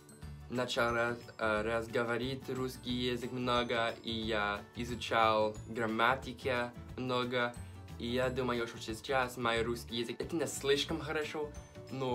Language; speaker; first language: Russian; non-native, learner; English